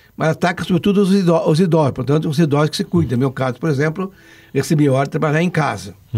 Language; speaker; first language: Portuguese; non-native, local second language; Italian